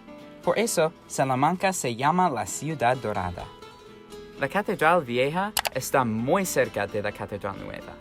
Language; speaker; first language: Spanish; non-native, learner; English